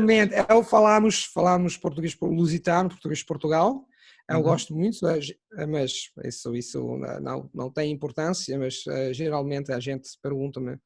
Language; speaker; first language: Portuguese; non-native, fluent; Italian